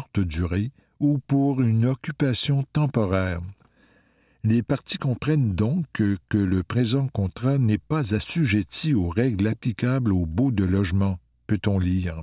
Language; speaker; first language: French; native; French